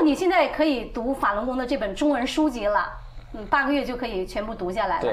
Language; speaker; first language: Chinese; native; Chinese